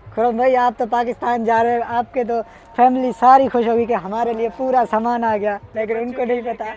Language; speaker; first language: Urdu; non-native, local second language; Punjabi